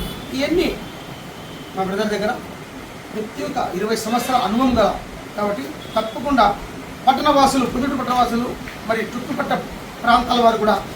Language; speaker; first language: Telugu; native; Telugu